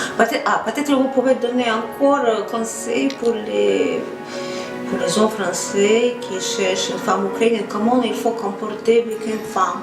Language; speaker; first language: French; non-native, learner; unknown